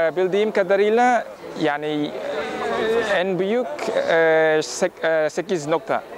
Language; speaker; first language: Turkish; non-native, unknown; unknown